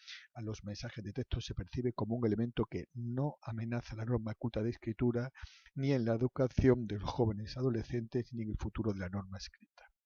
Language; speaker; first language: Spanish; native; Spanish